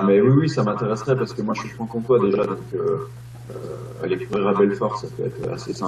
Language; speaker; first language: French; native; French